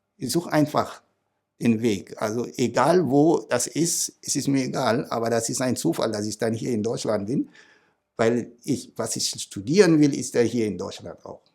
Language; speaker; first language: German; non-native, fluent; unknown